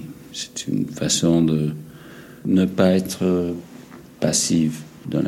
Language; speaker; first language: French; non-native, fluent; English